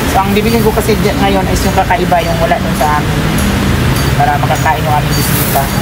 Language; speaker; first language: Filipino; native; Filipino